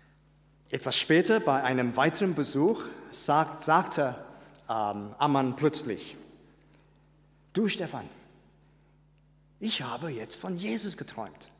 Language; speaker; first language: German; non-native, fluent; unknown